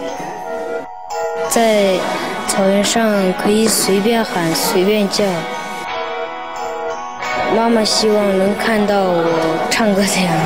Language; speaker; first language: Chinese; non-native, local second language; Mongolian